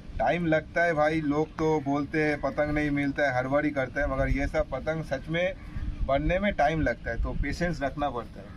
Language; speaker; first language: Hindi; non-native, local second language; Bangla